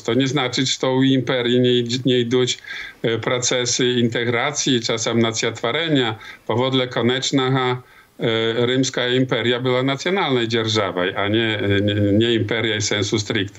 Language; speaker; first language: Polish; non-native, local second language; Belarusian